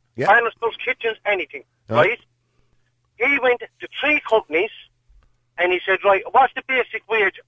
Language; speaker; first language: English; native; English